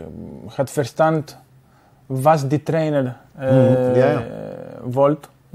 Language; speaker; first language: German; non-native, learner; Greek